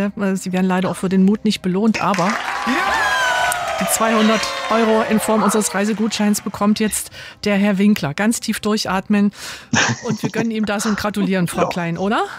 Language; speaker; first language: German; native; German